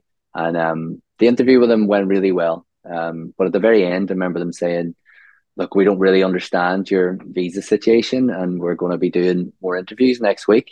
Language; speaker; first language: English; native; English